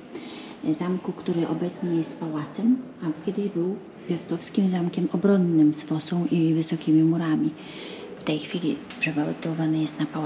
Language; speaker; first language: Polish; native; Polish